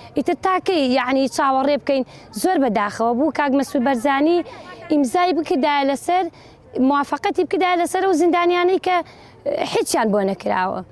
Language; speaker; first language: Central Kurdish; native; Central Kurdish